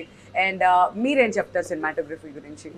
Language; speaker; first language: Telugu; native; Telugu